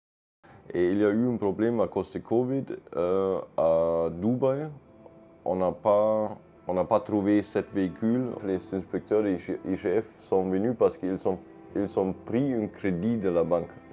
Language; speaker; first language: French; non-native, fluent; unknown